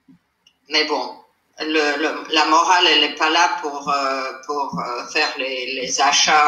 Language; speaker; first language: French; non-native, fluent; Armenian